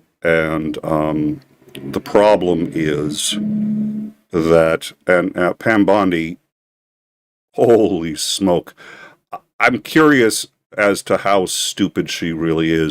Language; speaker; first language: English; native; English